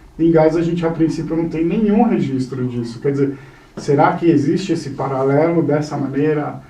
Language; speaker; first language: Portuguese; early bilingual, other home language; Hebrew